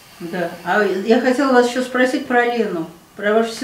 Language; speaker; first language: Russian; native; Russian